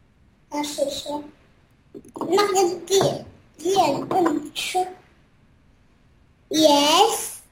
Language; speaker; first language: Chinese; early bilingual, heritage; Chinese